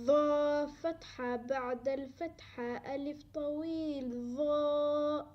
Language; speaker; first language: Arabic; non-native, learner; Somali